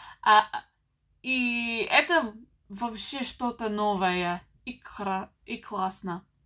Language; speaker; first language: Russian; non-native, learner; English